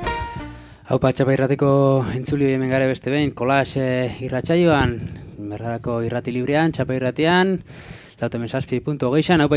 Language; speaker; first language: Basque; native; Basque